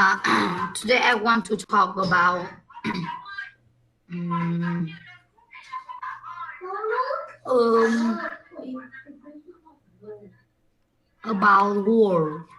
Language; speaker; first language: English; non-native, learner; Vietnamese